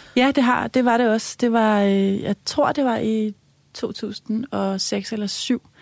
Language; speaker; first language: Danish; native; Danish